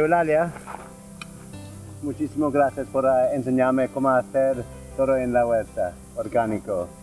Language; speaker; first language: Spanish; non-native, learner; English